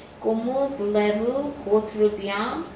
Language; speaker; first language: French; non-native, learner; Korean